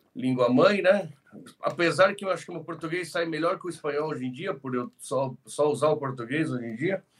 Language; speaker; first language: Portuguese; early bilingual, other home language; Spanish